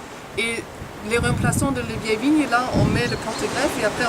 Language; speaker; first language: French; non-native, fluent; German